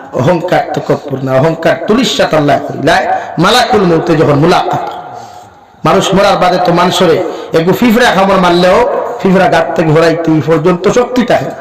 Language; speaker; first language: Bangla; native; Bangla